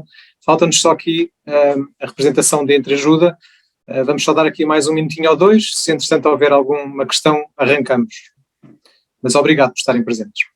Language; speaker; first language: Portuguese; native; Portuguese